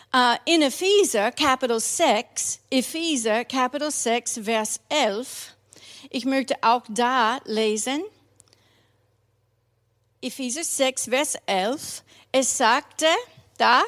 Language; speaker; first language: German; non-native, fluent; English